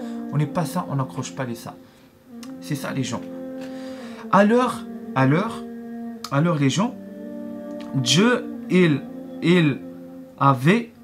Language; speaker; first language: French; non-native, learner; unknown